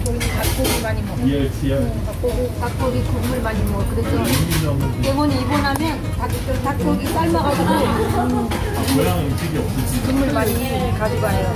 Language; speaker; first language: Korean; non-native, learner; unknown